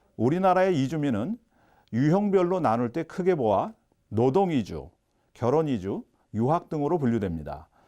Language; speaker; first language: Korean; native; Korean